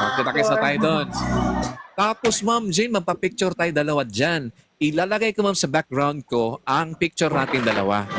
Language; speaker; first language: Filipino; non-native, local second language; Cebuano